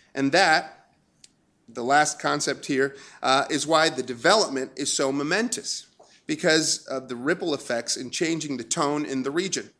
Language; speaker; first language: English; non-native, fluent; Spanish